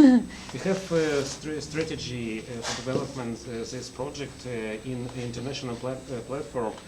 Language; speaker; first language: English; non-native, learner; Russian